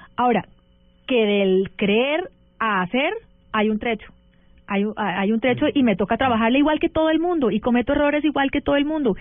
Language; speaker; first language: Spanish; early bilingual, heritage; Spanish